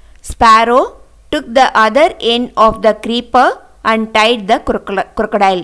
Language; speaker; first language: English; non-native, local second language; Tamil